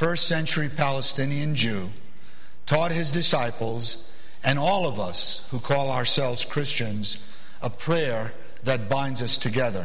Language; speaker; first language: English; early bilingual, other home language; Arabic